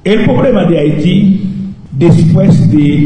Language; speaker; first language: Spanish; non-native, local second language; Haitian Creole